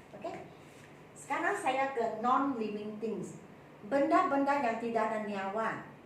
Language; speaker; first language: Malay; non-native, local second language; Chinese